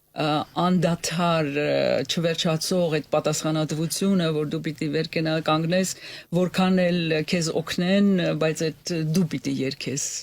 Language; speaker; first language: Armenian; native; Armenian